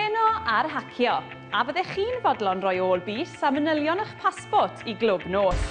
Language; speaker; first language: Welsh; native; Welsh